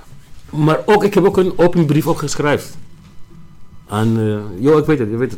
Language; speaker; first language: Dutch; non-native, learner; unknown